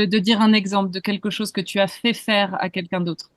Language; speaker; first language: French; native; French